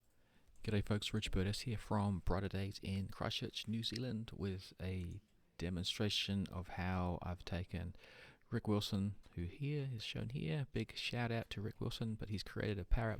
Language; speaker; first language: English; native; English